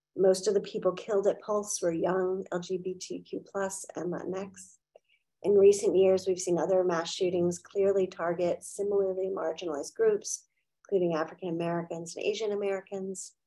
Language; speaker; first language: English; native; English